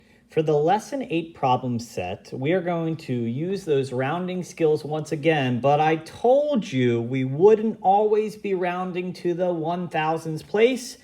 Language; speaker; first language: English; native; English